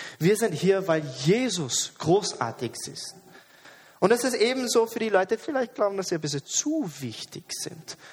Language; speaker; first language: German; non-native, fluent; English